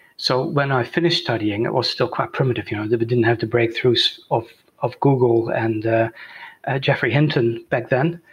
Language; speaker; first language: English; non-native, fluent; Dutch